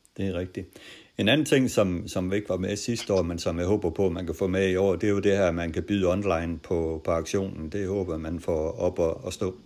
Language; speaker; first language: Danish; native; Danish